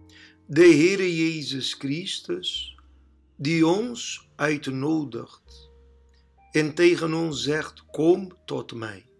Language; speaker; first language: Dutch; non-native, learner; Portuguese